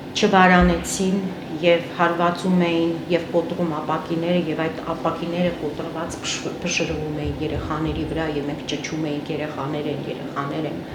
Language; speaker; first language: Armenian; native; Armenian